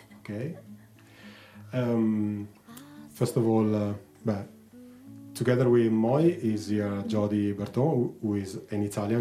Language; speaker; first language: English; non-native, learner; Italian